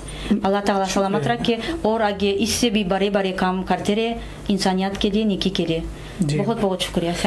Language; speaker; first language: Hindi; non-native, fluent; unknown